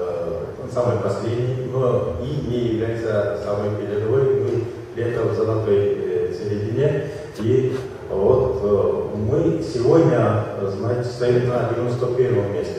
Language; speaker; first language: Russian; non-native, local second language; Kyrgyz